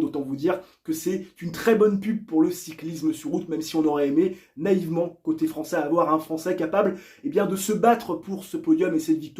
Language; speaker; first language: French; native; French